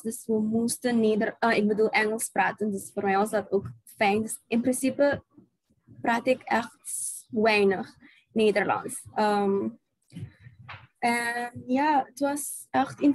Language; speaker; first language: Dutch; non-native, local second language; Papiamento